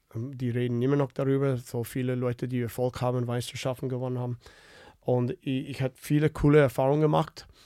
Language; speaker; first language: German; non-native, fluent; English